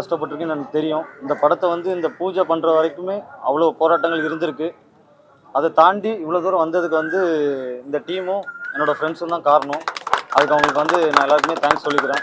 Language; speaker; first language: Tamil; native; Tamil